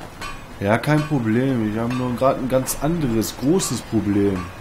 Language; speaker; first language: German; native; German